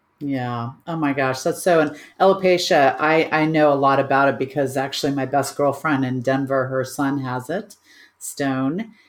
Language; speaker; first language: English; native; English